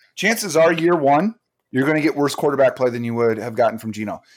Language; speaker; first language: English; native; English